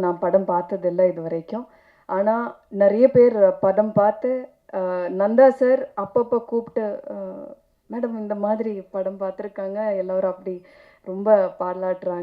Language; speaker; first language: Tamil; non-native, learner; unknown